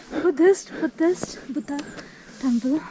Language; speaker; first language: English; non-native, fluent; Nepali